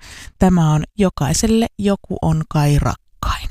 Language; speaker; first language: Finnish; native; Finnish